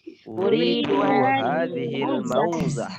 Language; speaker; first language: Arabic; non-native, learner; Indonesian